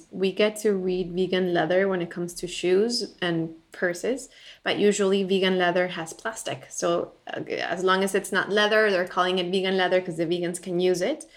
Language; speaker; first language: English; non-native, fluent; Spanish